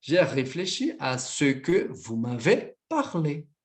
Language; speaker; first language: French; non-native, fluent; Portuguese